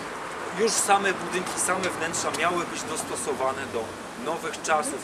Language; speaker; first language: Polish; native; Polish